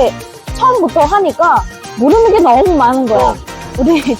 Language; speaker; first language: Korean; non-native, fluent; Vietnamese